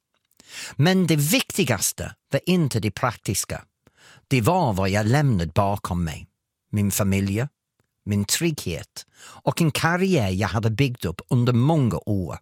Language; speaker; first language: Swedish; non-native, fluent; English